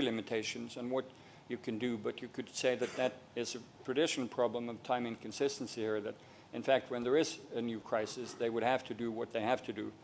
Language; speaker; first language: English; non-native, fluent; Norwegian